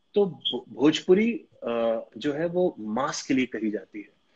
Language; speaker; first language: Hindi; native; Hindi